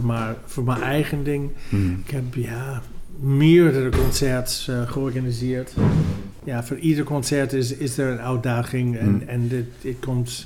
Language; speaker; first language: Dutch; non-native, fluent; English